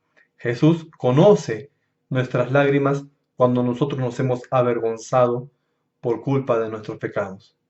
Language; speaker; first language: Spanish; native; Spanish